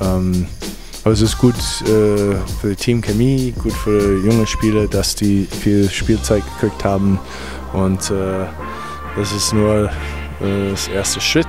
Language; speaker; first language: German; non-native, fluent; English